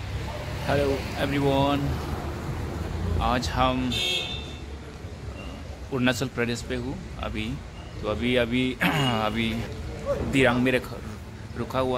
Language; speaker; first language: Hindi; non-native, local second language; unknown